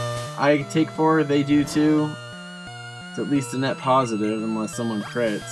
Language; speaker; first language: English; native; English